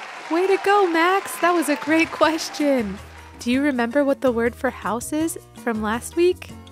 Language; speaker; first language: English; native; English